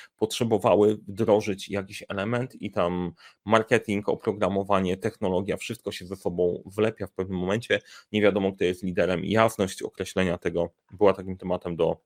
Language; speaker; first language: Polish; native; Polish